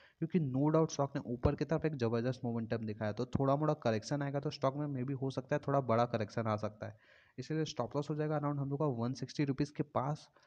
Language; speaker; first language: Hindi; native; Hindi